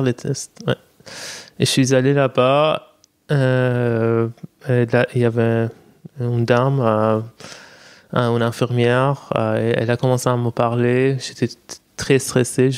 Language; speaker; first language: French; non-native, fluent; Persian